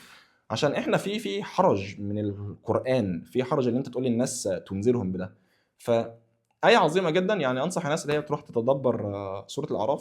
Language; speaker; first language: Arabic; native; Arabic